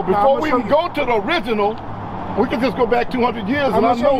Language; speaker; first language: English; native; English